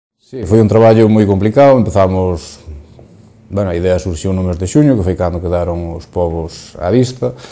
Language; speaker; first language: Galician; native; Galician